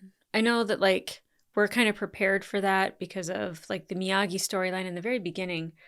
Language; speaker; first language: English; native; English